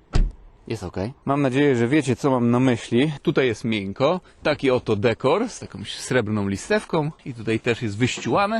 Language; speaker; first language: Polish; native; Polish